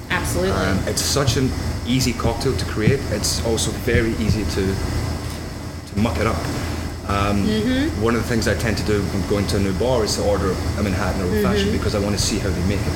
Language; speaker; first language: English; native; English